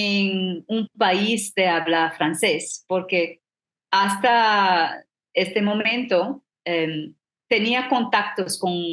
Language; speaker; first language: Spanish; non-native, fluent; English